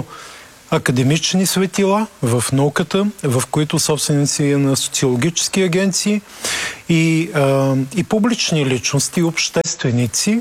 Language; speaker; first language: Bulgarian; native; Bulgarian